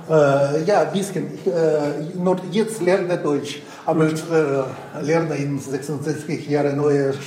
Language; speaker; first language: German; non-native, learner; Russian